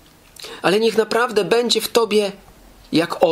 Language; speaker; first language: Polish; native; Polish